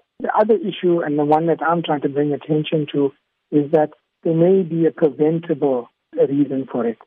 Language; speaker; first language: English; native; English